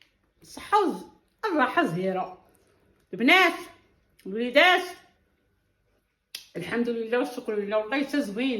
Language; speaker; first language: Arabic; native; Arabic